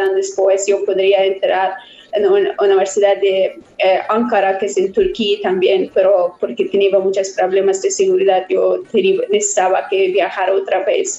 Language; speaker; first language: Spanish; non-native, learner; Persian